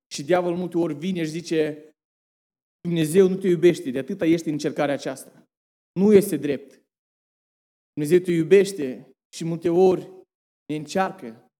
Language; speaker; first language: Romanian; early bilingual, heritage; Romanian